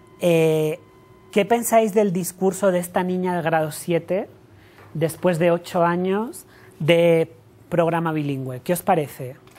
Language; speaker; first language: Spanish; native; Spanish